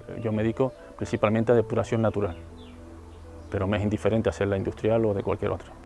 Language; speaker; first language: Spanish; native; Spanish